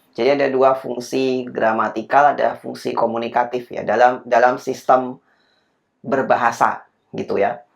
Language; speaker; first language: Indonesian; native; Indonesian